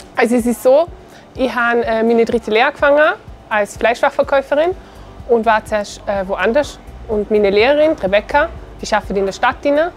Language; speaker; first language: German; native; German